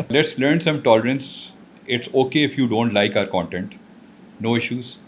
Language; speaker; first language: English; non-native, local second language; Urdu